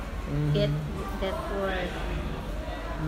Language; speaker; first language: English; non-native, local second language; Filipino